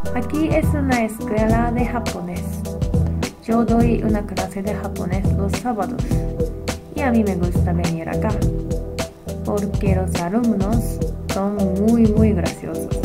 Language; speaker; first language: Spanish; non-native, fluent; Japanese